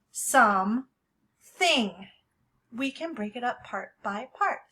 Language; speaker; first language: English; native; English